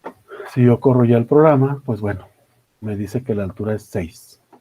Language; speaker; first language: Spanish; native; Spanish